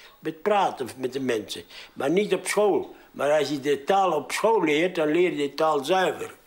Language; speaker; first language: Dutch; early bilingual, heritage; Dutch